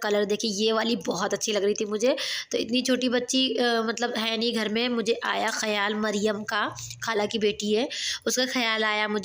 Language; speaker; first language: Hindi; native; Hindi